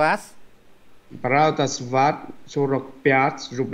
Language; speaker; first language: Russian; non-native, learner; Vietnamese